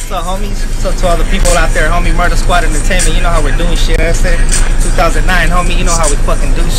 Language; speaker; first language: English; native; English